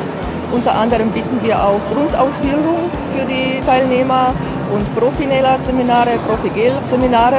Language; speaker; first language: German; non-native, fluent; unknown